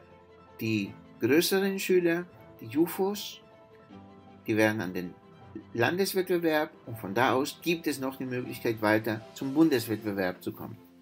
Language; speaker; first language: German; non-native, fluent; Spanish